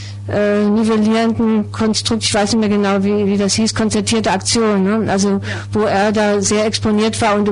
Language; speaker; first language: German; native; German